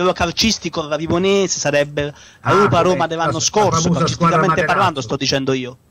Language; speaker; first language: Italian; native; Italian